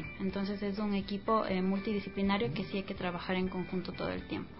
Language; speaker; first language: Spanish; native; Spanish